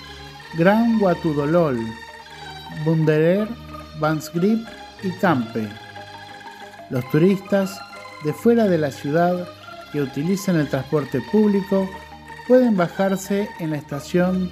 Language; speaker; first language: Spanish; non-native, fluent; Indonesian